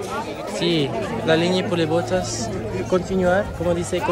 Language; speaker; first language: Spanish; non-native, learner; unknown